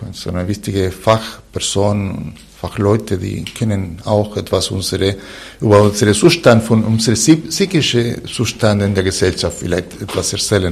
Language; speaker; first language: German; non-native, fluent; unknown